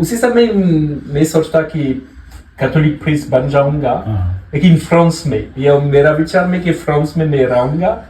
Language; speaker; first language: Hindi; non-native, learner; French